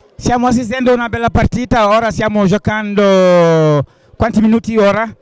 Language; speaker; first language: Italian; non-native, fluent; Wolof